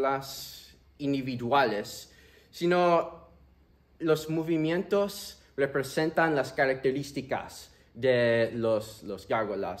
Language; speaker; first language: Spanish; early bilingual, heritage; Spanish